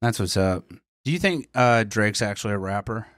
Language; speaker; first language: English; native; English